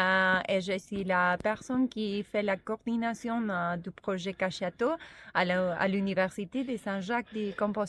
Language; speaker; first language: French; non-native, fluent; Spanish